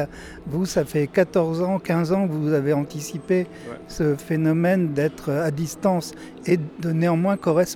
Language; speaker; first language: French; native; French